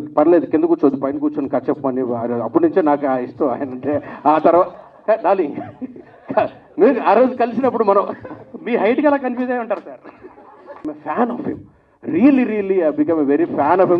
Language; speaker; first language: Telugu; native; Telugu